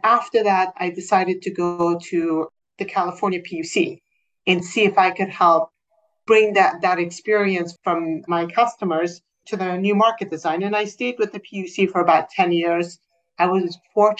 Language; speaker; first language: English; non-native, fluent; Persian